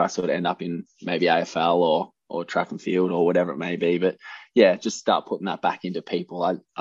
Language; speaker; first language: English; native; English